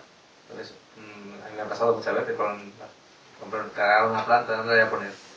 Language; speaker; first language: Spanish; native; Spanish